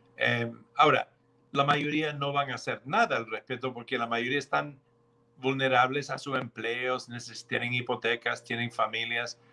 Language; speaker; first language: Spanish; non-native, fluent; English